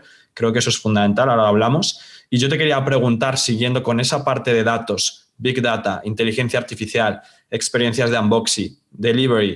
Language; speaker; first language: Spanish; native; Spanish